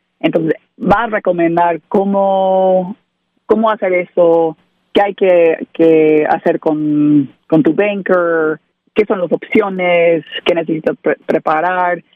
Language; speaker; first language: Spanish; non-native, learner; English